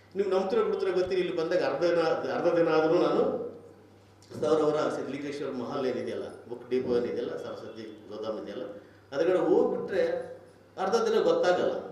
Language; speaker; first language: Kannada; native; Kannada